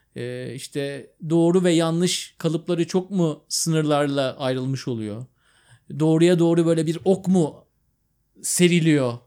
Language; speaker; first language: Turkish; native; Turkish